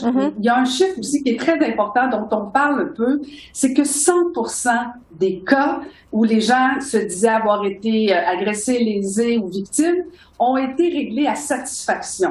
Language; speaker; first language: French; native; French